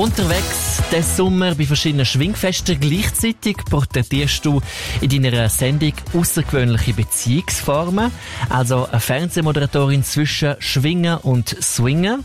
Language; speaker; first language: German; native; German